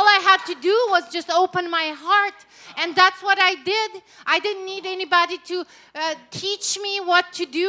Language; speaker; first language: English; non-native, fluent; Russian